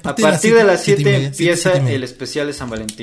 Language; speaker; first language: Spanish; native; Spanish